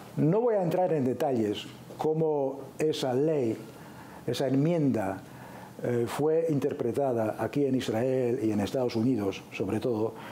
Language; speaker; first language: Spanish; non-native, fluent; Polish